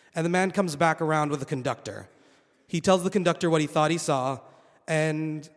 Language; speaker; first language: English; non-native, fluent; Arabic